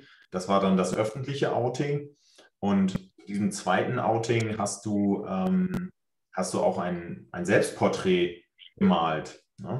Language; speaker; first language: German; native; German